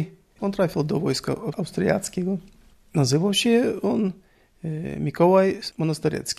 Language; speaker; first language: Polish; non-native, learner; Russian